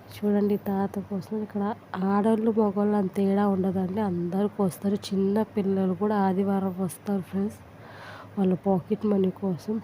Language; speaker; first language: Telugu; non-native, local second language; Urdu